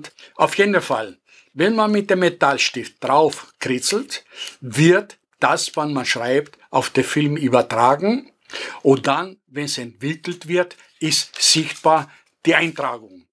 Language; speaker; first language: German; non-native, fluent; Greek